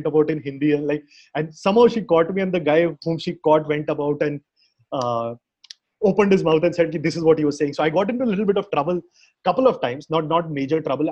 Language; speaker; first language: English; non-native, local second language; Hindi